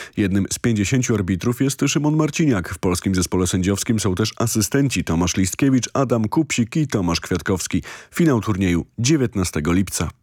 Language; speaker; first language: Polish; native; Polish